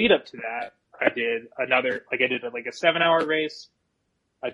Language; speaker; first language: English; native; English